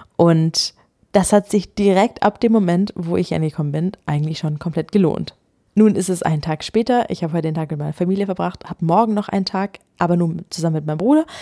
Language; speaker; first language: German; native; German